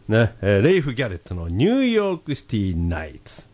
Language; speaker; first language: Japanese; native; Japanese